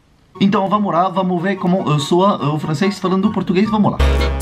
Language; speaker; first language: Portuguese; non-native, fluent; French